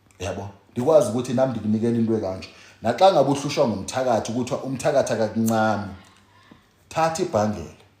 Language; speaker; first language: Zulu; native; Zulu